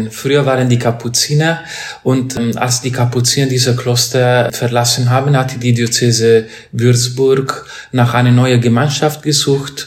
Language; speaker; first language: German; non-native, fluent; Italian